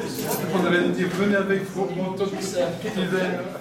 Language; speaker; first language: French; native; French